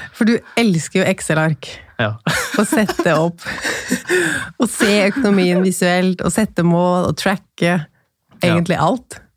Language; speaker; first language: Norwegian; native; Norwegian